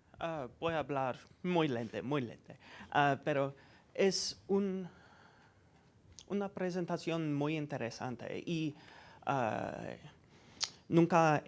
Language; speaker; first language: Spanish; non-native, learner; English